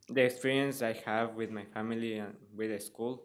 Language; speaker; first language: English; non-native, learner; Spanish